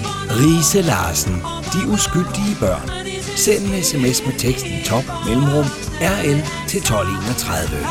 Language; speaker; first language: Danish; native; Danish